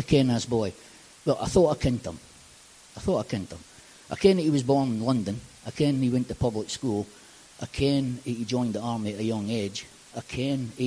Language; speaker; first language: English; native; English